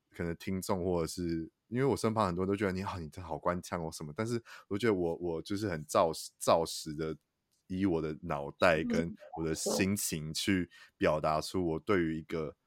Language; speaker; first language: Chinese; native; Chinese